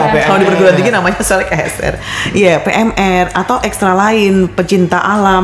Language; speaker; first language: Indonesian; native; Indonesian